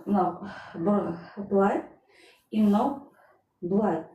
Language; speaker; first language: Russian; non-native, local second language; Kazakh